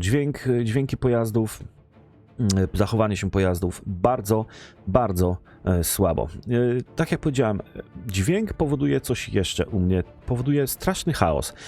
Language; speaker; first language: Polish; native; Polish